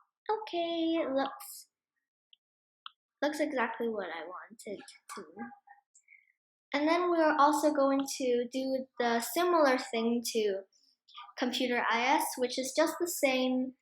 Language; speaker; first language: English; non-native, fluent; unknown